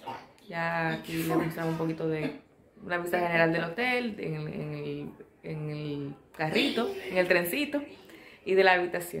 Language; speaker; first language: Spanish; native; Spanish